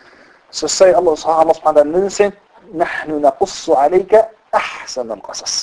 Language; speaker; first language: Danish; non-native, fluent; Arabic